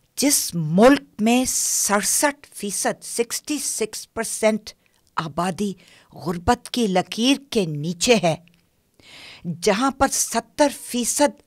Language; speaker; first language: Urdu; non-native, local second language; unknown